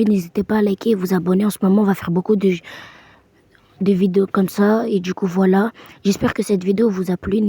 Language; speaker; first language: French; native; French